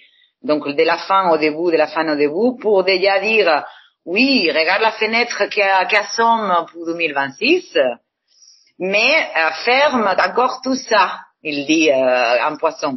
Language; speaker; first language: French; non-native, fluent; Spanish